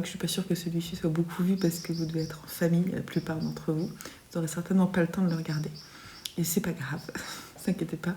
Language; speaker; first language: French; native; French